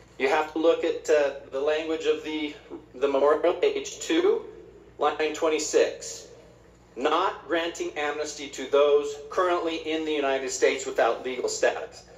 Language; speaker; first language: English; native; English